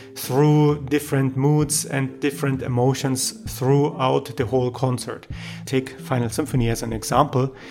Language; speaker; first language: English; non-native, fluent; German